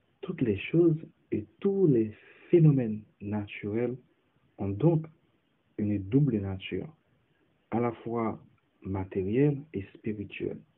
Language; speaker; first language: French; non-native, local second language; Haitian Creole